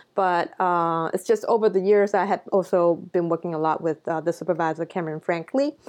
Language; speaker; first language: English; non-native, local second language; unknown